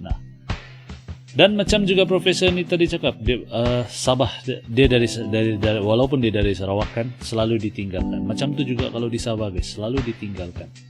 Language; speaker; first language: Malay; native; Malay